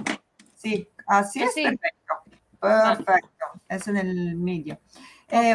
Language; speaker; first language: Spanish; non-native, fluent; Italian